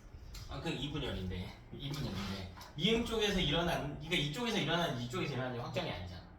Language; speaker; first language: Korean; native; Korean